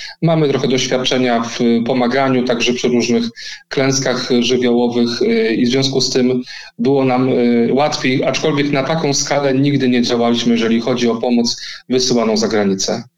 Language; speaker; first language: Polish; native; Polish